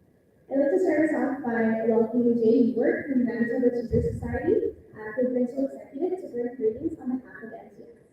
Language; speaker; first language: English; native; English